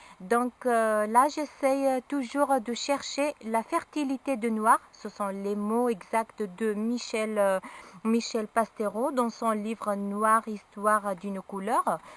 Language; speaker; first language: French; non-native, local second language; Arabic